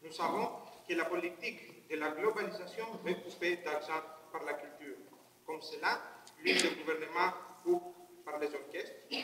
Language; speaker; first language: French; non-native, learner; Greek